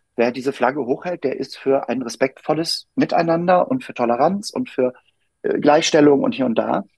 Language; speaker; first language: German; native; German